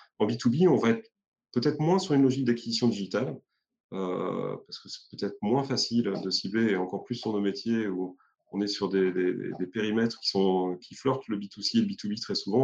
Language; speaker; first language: French; native; French